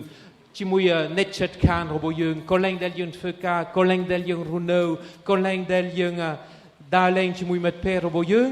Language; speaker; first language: Khmer; non-native, fluent; French